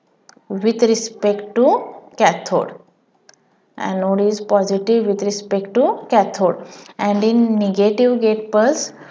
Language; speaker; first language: English; non-native, local second language; Marathi